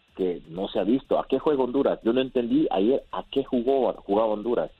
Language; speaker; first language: Spanish; native; Spanish